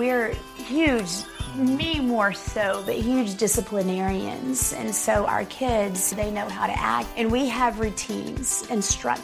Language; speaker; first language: English; native; English